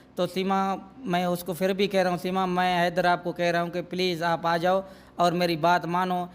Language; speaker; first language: Urdu; non-native, local second language; Saraiki